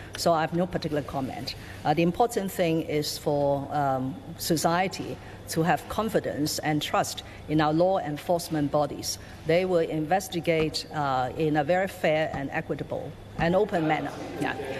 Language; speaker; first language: English; non-native, local second language; Cantonese